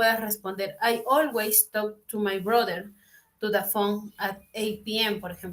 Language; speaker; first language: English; non-native, learner; Spanish